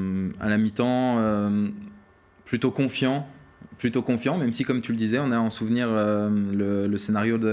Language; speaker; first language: French; native; French